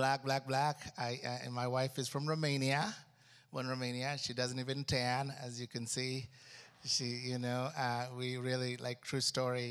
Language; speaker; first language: English; non-native, local second language; Ganda